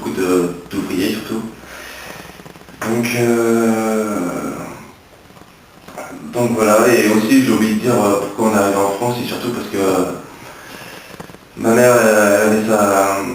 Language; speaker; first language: French; early bilingual, other home language; English